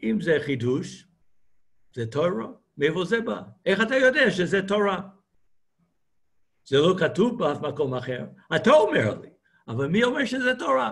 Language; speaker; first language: Hebrew; non-native, fluent; English